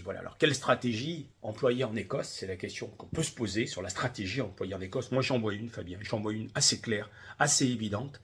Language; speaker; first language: French; native; French